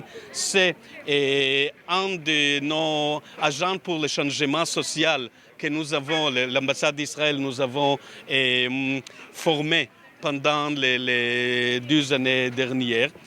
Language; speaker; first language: French; non-native, learner; Hebrew